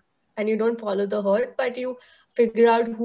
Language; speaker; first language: English; non-native, local second language; Hindi